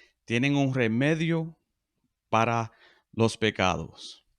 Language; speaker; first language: Spanish; early bilingual, heritage; Spanish